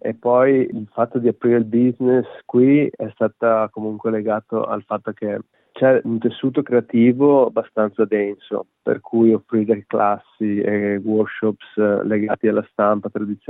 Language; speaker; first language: Italian; native; Italian